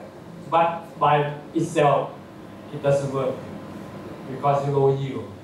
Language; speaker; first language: English; non-native, fluent; Thai